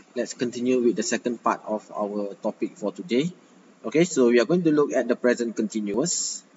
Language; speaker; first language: English; non-native, local second language; Malay